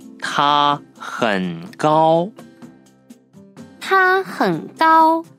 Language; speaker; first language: Chinese; non-native, fluent; Korean